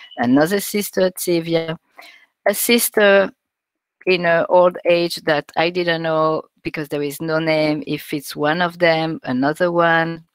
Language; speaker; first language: English; non-native, fluent; French